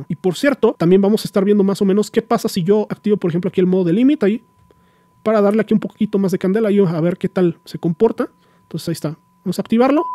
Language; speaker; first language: Spanish; native; Spanish